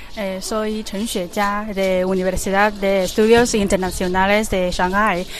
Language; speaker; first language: Spanish; non-native, learner; Chinese